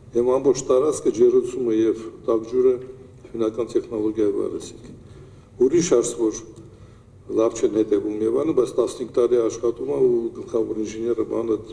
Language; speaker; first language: Armenian; native; Armenian